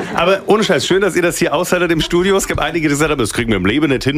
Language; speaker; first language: German; native; German